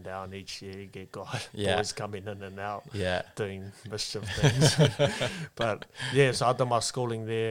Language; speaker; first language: English; non-native, local second language; Māori